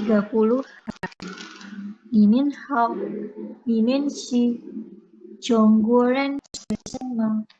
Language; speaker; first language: Chinese; non-native, learner; Indonesian